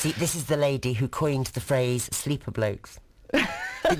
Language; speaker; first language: English; native; English